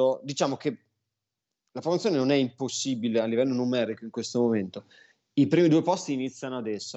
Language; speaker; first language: Italian; native; Italian